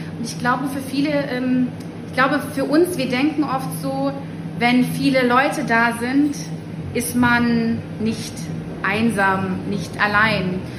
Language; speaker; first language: German; native; German